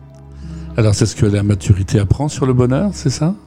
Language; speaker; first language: French; native; French